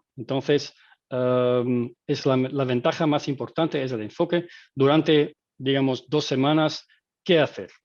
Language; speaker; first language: Spanish; non-native, fluent; Dutch